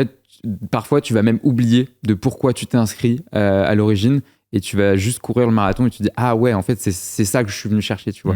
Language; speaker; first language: French; native; French